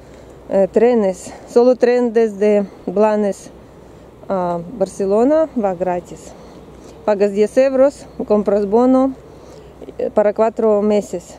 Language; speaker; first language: Spanish; non-native, learner; Russian